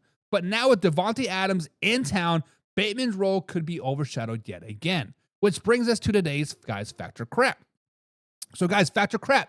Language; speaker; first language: English; native; English